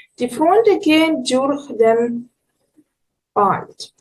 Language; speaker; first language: German; non-native, learner; Ukrainian